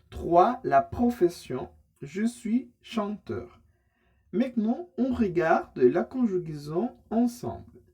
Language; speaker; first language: French; non-native, fluent; Spanish